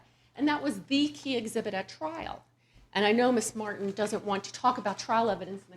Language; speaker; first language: English; native; English